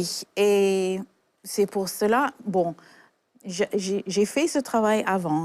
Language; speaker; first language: French; non-native, fluent; English